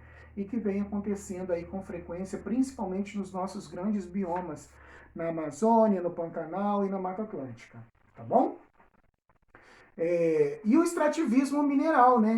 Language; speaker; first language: Portuguese; native; Portuguese